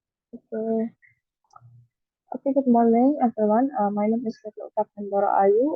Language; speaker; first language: English; non-native, learner; Indonesian